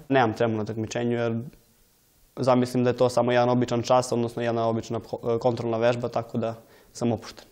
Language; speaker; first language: Serbian; native; Serbian